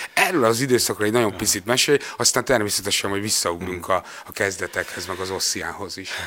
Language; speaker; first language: Hungarian; native; Hungarian